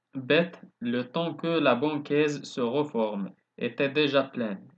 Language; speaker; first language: French; non-native, local second language; Arabic